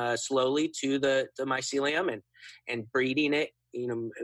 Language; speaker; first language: English; native; English